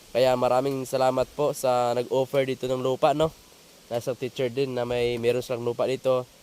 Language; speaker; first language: Filipino; non-native, local second language; Hiligaynon